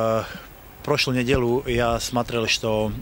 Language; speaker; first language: Russian; non-native, learner; Slovak